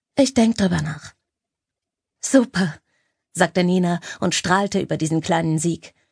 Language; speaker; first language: German; native; German